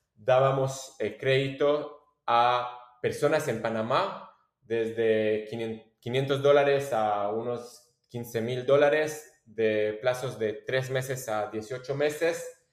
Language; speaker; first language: Spanish; non-native, fluent; French